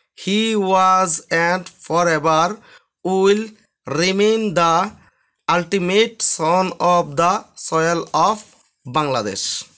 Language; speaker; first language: English; non-native, local second language; Bangla